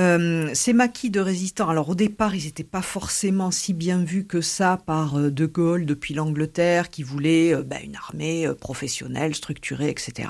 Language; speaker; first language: French; native; French